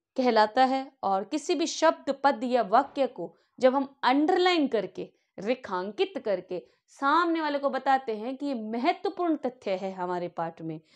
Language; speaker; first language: Hindi; native; Hindi